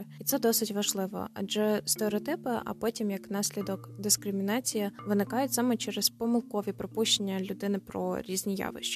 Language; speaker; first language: Ukrainian; native; Ukrainian